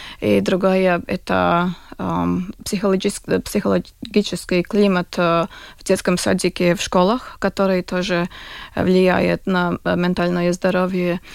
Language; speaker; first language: Russian; non-native, local second language; Latvian